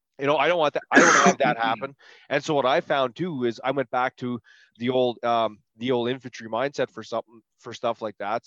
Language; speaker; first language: English; native; English